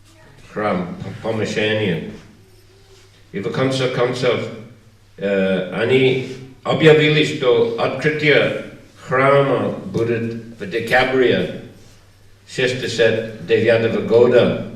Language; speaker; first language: Russian; non-native, fluent; English